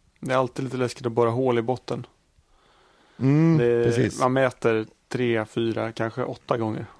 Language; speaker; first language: Swedish; native; Swedish